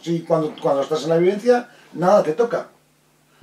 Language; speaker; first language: Spanish; native; Spanish